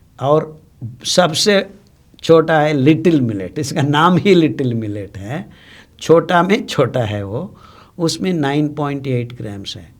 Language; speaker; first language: Hindi; non-native, local second language; Telugu